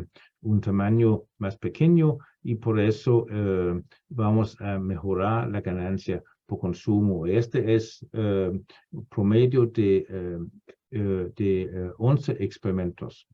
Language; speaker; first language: Spanish; non-native, fluent; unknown